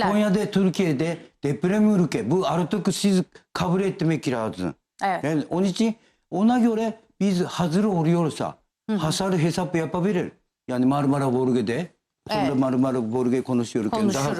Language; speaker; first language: Turkish; non-native, learner; Japanese